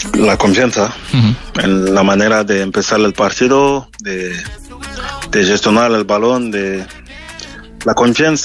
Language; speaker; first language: Spanish; non-native, fluent; French